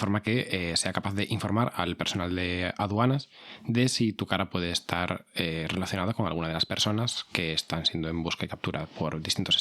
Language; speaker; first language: Spanish; native; Spanish